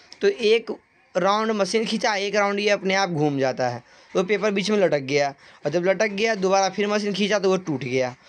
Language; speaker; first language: Hindi; native; Hindi